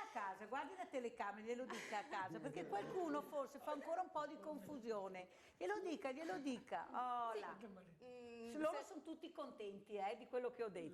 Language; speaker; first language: Italian; native; Italian